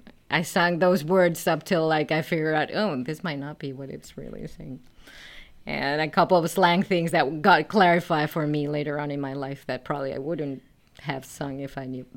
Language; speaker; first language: English; non-native, fluent; Spanish